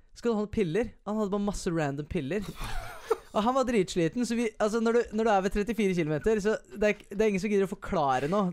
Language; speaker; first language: Norwegian; early bilingual, other home language; English